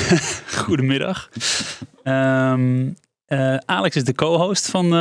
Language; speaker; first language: Dutch; native; Dutch